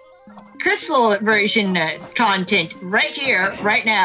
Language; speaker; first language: English; native; English